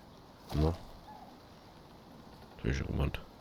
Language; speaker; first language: German; native; German